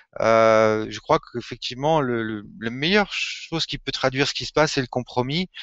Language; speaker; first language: French; native; French